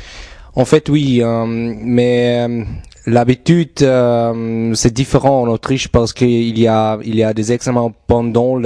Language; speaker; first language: French; non-native, fluent; German